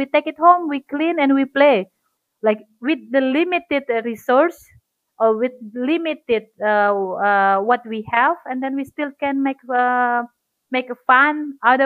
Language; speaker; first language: English; non-native, fluent; Indonesian